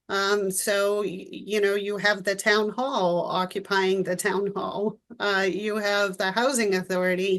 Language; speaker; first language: English; native; English